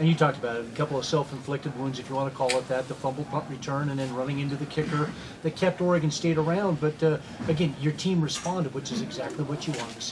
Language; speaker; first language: English; native; English